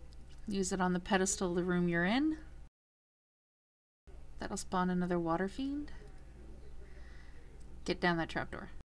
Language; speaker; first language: English; native; English